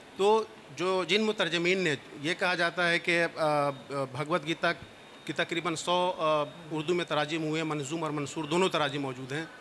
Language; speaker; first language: Urdu; native; Urdu